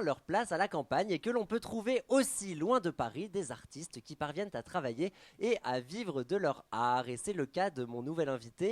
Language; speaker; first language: French; native; French